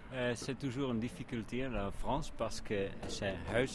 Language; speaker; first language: French; non-native, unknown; Dutch